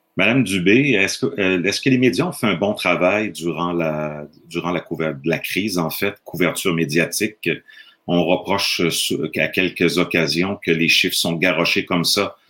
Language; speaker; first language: French; native; French